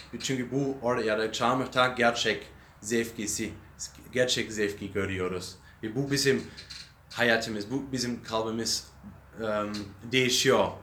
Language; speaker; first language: Turkish; non-native, learner; German